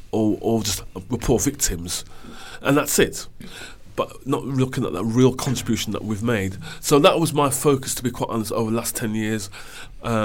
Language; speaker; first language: English; native; English